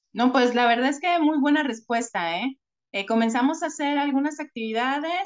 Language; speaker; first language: Spanish; native; Spanish